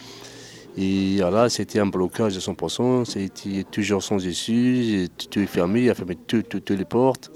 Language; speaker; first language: French; non-native, fluent; Arabic